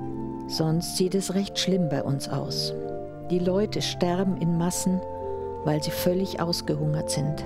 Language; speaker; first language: German; native; German